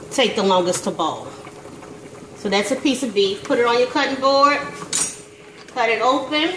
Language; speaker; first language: English; native; English